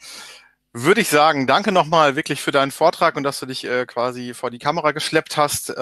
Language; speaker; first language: German; native; German